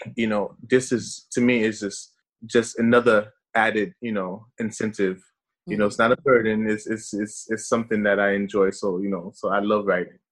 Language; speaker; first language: English; early bilingual, other home language; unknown